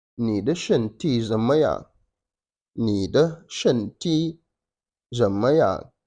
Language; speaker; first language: Chinese; non-native, fluent; Wolof